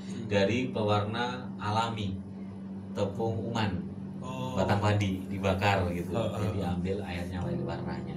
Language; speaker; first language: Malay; non-native, local second language; Javanese